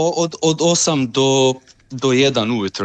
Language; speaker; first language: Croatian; early bilingual, heritage; Croatian